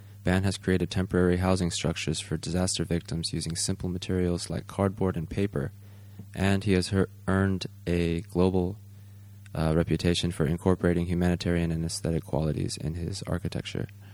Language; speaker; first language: English; native; English